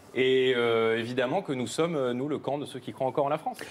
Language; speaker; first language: French; native; French